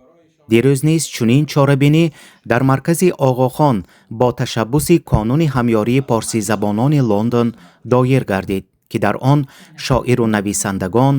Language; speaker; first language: Persian; native; Persian